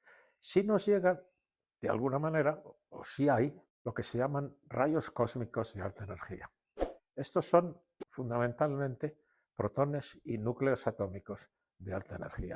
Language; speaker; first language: Spanish; native; Spanish